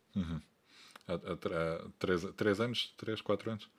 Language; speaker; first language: Portuguese; native; Portuguese